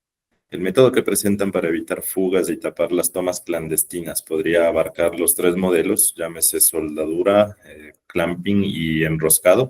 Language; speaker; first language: Spanish; native; Spanish